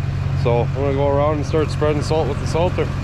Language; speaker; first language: English; native; English